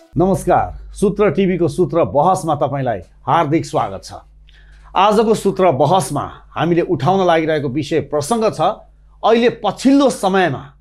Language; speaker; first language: Nepali; native; Nepali